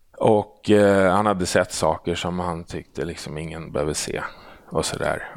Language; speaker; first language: Swedish; native; Swedish